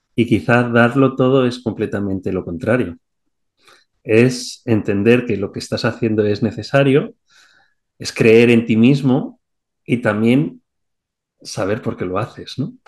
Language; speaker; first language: Spanish; native; Spanish